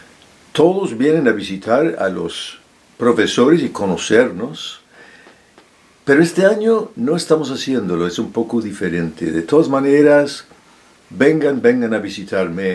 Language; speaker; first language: Spanish; non-native, fluent; English